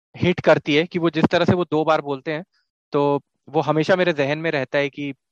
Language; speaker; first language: Hindi; native; Hindi